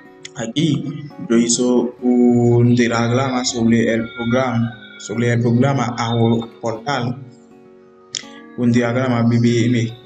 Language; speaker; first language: Spanish; non-native, learner; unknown